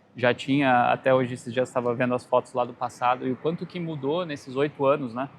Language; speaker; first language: Portuguese; native; Portuguese